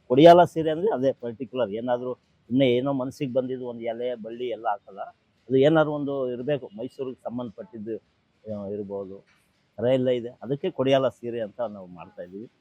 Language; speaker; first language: Kannada; non-native, local second language; Telugu